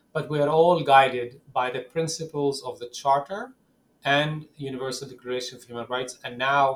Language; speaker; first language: English; non-native, fluent; Arabic